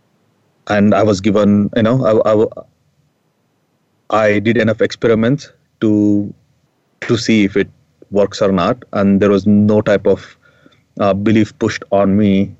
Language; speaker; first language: English; non-native, local second language; Kannada